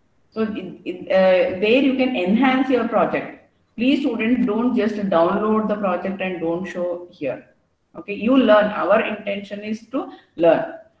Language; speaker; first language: English; non-native, local second language; Kannada